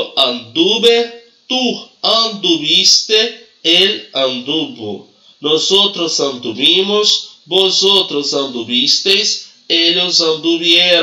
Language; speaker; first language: Spanish; non-native, fluent; Portuguese